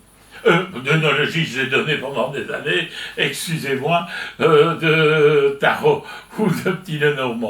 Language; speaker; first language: French; native; French